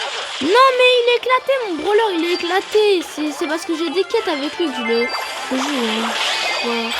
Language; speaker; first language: French; native; French